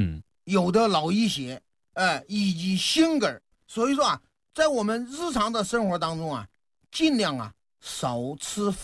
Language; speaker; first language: Chinese; native; Chinese